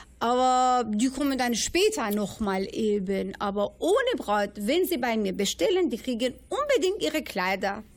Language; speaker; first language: German; non-native, fluent; Persian